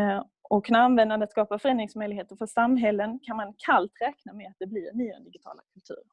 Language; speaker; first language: Swedish; native; Swedish